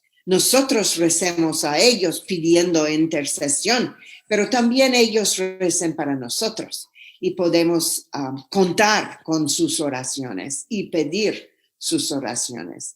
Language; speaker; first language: Spanish; non-native, fluent; English